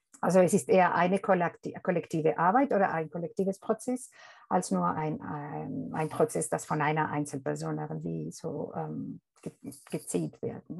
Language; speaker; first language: German; non-native, fluent; Spanish